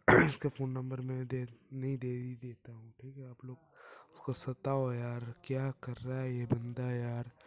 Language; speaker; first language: Hindi; non-native, local second language; Bangla